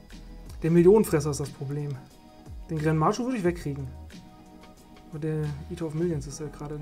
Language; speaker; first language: German; native; German